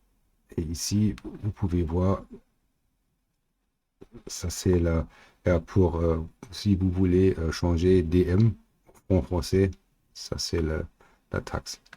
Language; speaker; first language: French; non-native, learner; German